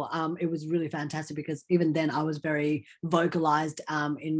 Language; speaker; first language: English; early bilingual, other home language; Hindi